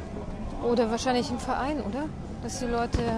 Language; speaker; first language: German; native; German